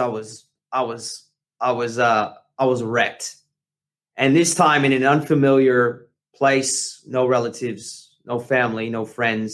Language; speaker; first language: English; native; English